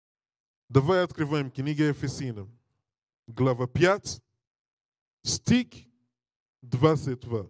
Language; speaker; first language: Russian; non-native, learner; English